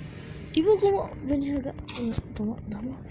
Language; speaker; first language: Spanish; native; Spanish